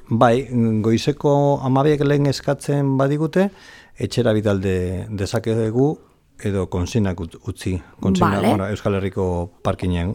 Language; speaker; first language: Basque; non-native, local second language; Spanish